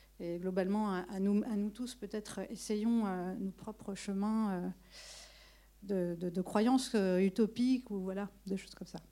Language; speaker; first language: French; native; French